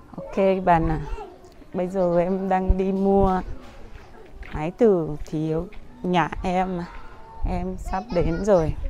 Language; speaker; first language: Vietnamese; non-native, learner; Portuguese